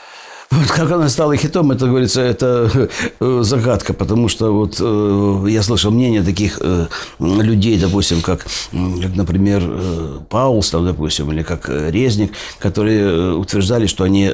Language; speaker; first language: Russian; native; Russian